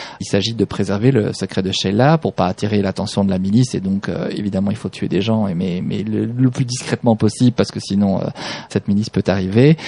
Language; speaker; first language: French; native; French